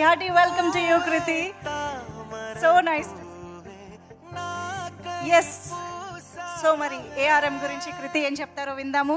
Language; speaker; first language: Telugu; native; Telugu